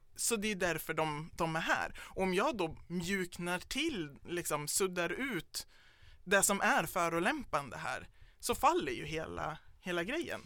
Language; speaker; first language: Swedish; native; Swedish